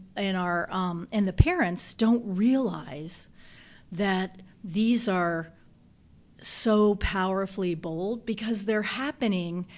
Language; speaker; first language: English; native; English